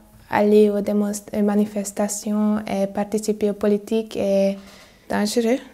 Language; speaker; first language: French; non-native, learner; Hungarian